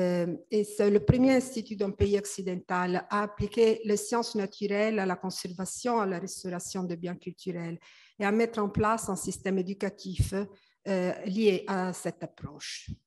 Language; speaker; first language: French; non-native, fluent; Italian